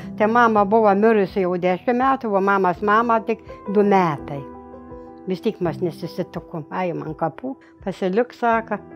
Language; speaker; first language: Lithuanian; non-native, local second language; German